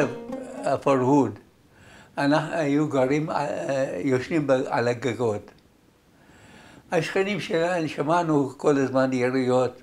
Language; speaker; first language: Hebrew; non-native, fluent; Arabic